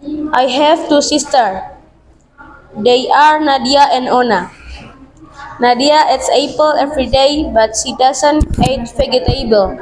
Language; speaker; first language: English; non-native, learner; Indonesian